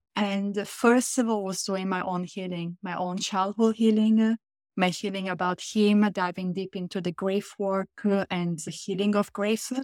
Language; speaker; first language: English; non-native, fluent; Italian